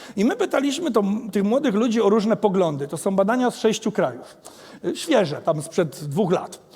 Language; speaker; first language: Polish; native; Polish